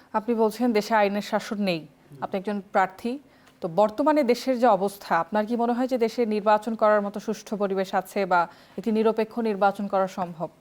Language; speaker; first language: Bangla; native; Bangla